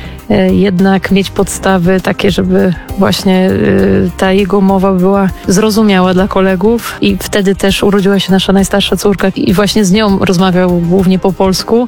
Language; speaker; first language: Polish; native; Polish